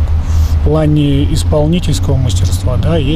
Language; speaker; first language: Russian; native; Russian